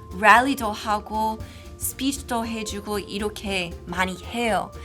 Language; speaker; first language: Korean; non-native, fluent; English